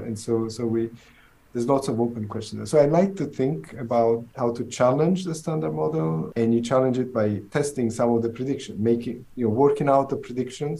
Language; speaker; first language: English; non-native, fluent; Italian